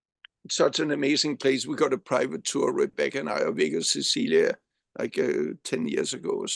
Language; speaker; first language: English; non-native, fluent; Danish